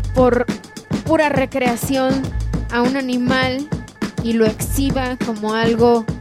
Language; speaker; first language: Spanish; native; Spanish